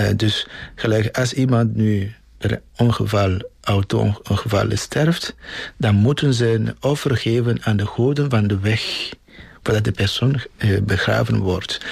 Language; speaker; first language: Dutch; non-native, fluent; Ewe